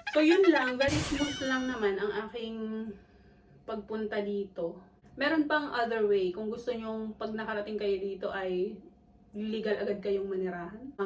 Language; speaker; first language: Filipino; non-native, local second language; Cebuano